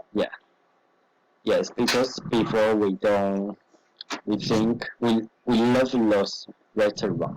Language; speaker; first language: English; non-native, learner; Chinese